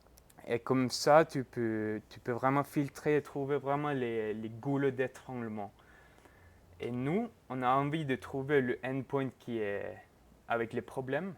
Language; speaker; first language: French; non-native, fluent; Norwegian